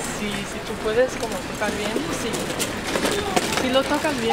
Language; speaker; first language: Spanish; non-native, fluent; Portuguese